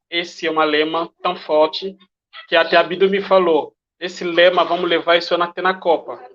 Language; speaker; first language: Portuguese; non-native, fluent; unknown